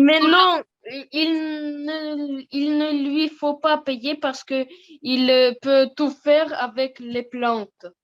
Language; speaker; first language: French; non-native, learner; Russian